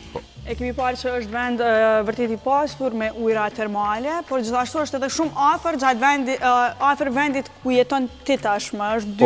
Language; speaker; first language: Albanian; native; Albanian